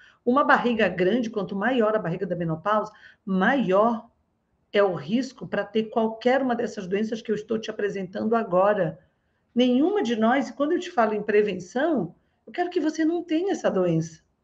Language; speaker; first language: Portuguese; native; Portuguese